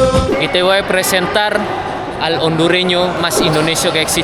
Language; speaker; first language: Spanish; non-native, fluent; Indonesian